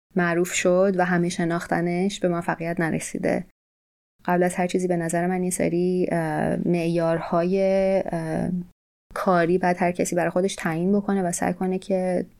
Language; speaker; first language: Persian; native; Persian